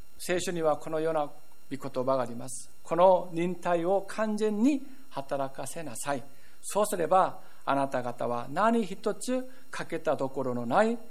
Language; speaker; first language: Japanese; non-native, fluent; Korean